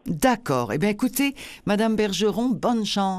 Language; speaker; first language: French; native; French